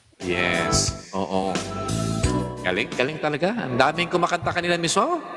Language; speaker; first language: Filipino; native; Filipino